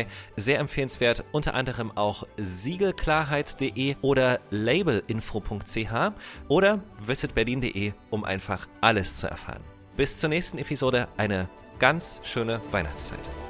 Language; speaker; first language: German; native; German